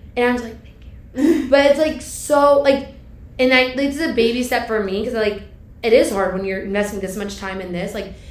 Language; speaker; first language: English; native; English